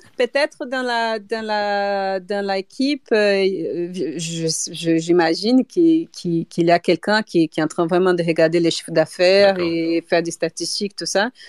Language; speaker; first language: French; non-native, fluent; Portuguese